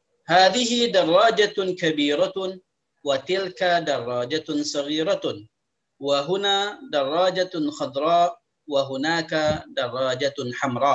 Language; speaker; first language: Arabic; non-native, fluent; Indonesian